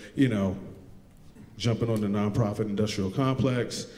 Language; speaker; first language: English; native; English